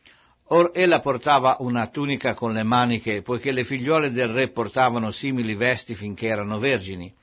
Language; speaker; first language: Italian; native; Italian